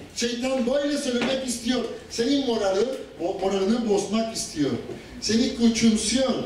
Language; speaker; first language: Turkish; non-native, fluent; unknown